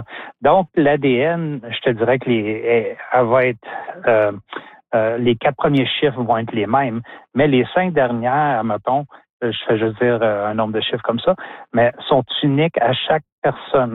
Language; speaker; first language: French; native; French